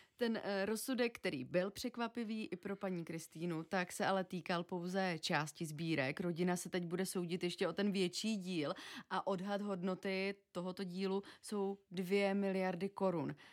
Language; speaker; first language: Czech; native; Czech